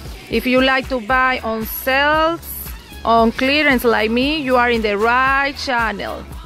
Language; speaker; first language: English; non-native, learner; Spanish